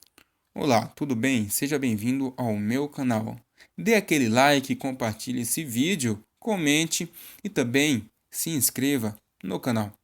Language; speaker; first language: Portuguese; native; Portuguese